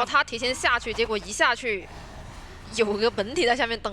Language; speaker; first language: Chinese; native; Chinese